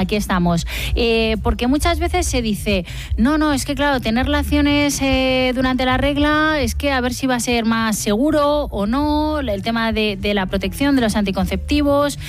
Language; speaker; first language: Spanish; native; Spanish